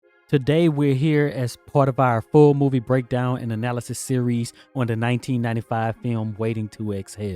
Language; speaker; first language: English; native; English